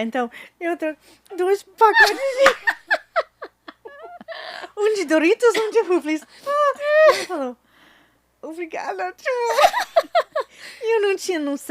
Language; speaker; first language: Portuguese; non-native, fluent; English